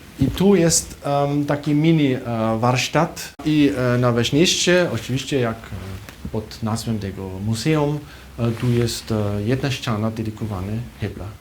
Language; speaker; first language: Polish; non-native, fluent; German